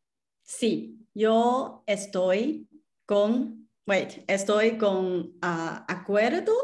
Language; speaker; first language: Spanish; non-native, learner; English